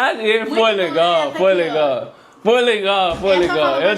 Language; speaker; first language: Portuguese; non-native, learner; English